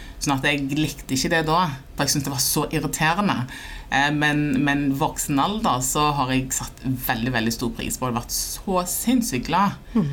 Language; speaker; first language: Norwegian; early bilingual, other home language; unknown